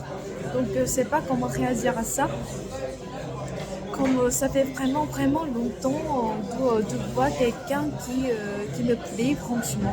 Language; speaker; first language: French; non-native, learner; Korean